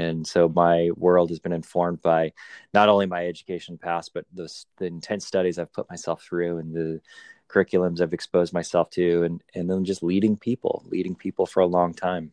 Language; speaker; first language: English; native; English